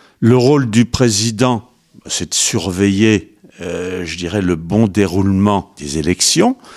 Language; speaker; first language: French; native; French